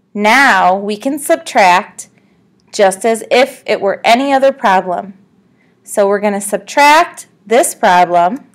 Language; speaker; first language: English; native; English